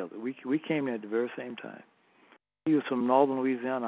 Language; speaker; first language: English; native; English